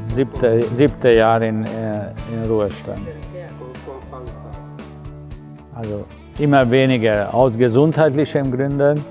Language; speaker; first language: German; non-native, fluent; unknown